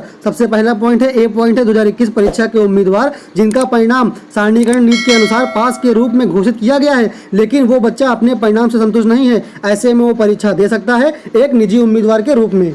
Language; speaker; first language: Hindi; native; Hindi